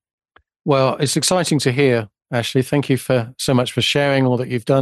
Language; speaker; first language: English; native; English